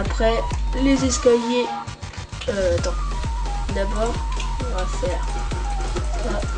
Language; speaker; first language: French; native; French